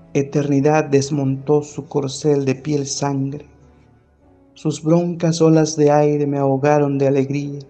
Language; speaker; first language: Spanish; non-native, local second language; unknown